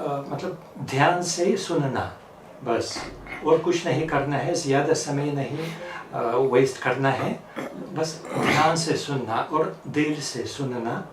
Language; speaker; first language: Hindi; non-native, fluent; Russian